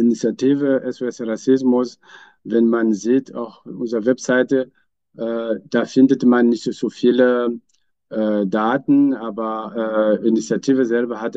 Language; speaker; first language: German; non-native, fluent; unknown